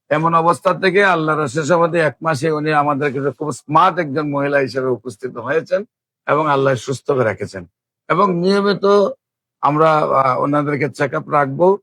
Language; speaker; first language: Bangla; native; Bangla